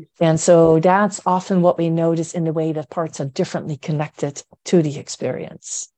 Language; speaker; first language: English; non-native, fluent; Dutch